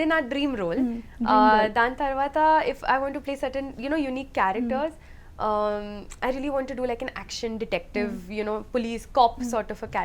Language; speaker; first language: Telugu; non-native, local second language; Hindi